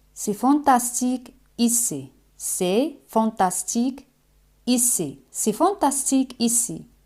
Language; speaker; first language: French; non-native, fluent; Spanish